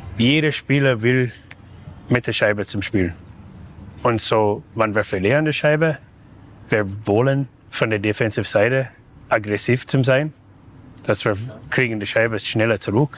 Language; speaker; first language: German; non-native, learner; English